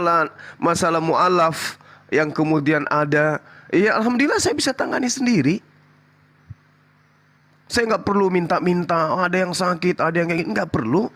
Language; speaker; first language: Indonesian; native; Indonesian